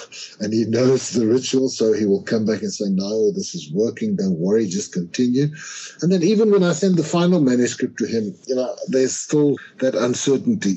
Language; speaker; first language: English; non-native, local second language; Afrikaans